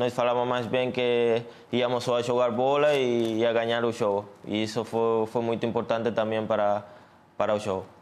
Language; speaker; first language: Portuguese; non-native, learner; Spanish